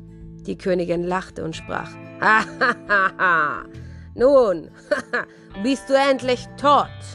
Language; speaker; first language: German; native; German